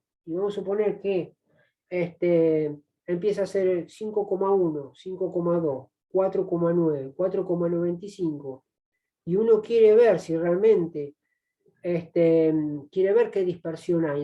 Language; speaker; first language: Spanish; native; Spanish